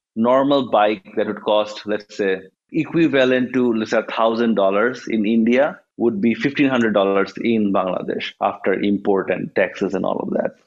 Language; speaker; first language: English; non-native, local second language; Bangla